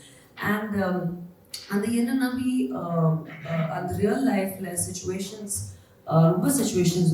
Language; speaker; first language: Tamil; non-native, learner; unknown